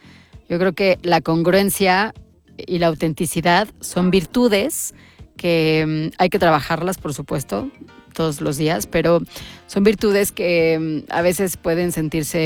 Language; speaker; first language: Spanish; native; Spanish